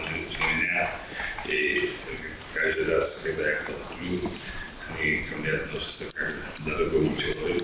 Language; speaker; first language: Russian; non-native, local second language; Chechen